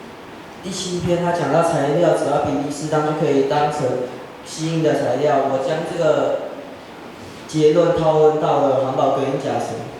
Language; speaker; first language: Chinese; native; Chinese